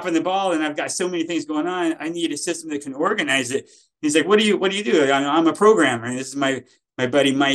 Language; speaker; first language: English; native; English